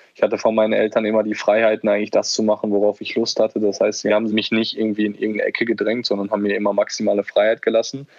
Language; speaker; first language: German; native; German